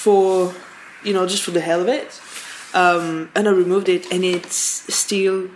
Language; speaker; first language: English; non-native, fluent; French